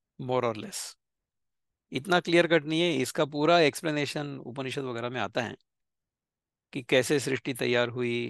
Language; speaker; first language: Hindi; non-native, local second language; Marathi